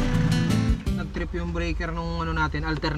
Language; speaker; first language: Filipino; native; Filipino